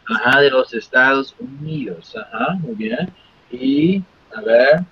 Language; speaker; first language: Spanish; non-native, fluent; English